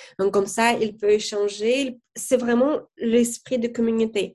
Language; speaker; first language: French; non-native, fluent; Russian